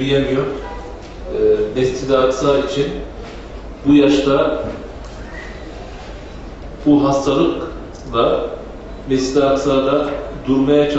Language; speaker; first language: Turkish; native; Turkish